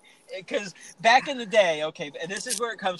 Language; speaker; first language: English; native; English